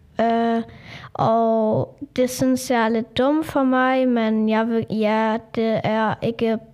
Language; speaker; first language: Danish; non-native, local second language; German